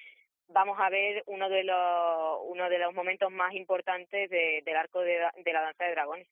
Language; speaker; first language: Spanish; native; Spanish